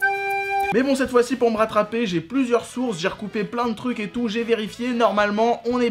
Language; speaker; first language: French; native; French